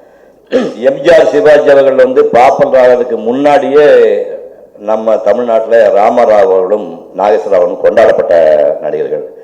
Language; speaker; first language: Tamil; native; Tamil